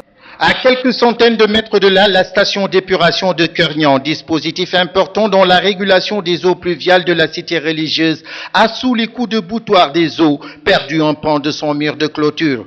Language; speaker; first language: French; non-native, local second language; Wolof